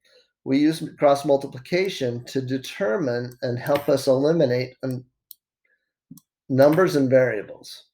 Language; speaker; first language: English; native; English